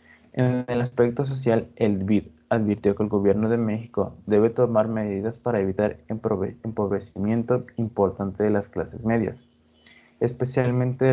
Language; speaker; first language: Spanish; native; Spanish